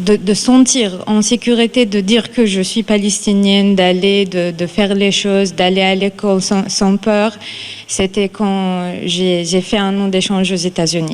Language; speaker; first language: French; non-native, fluent; Arabic